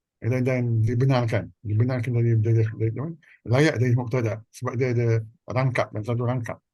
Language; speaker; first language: Malay; native; Malay